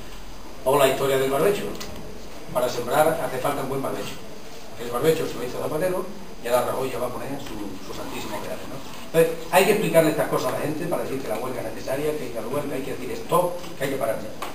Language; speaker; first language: Spanish; native; Spanish